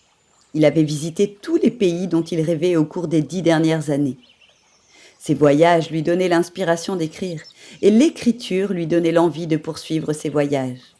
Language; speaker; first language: French; native; French